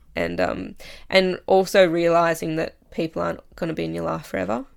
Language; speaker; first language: English; native; English